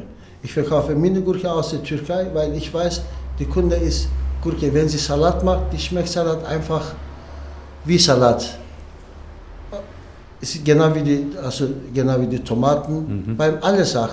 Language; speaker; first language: German; non-native, learner; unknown